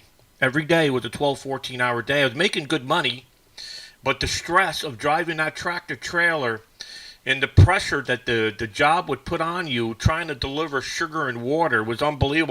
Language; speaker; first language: English; native; English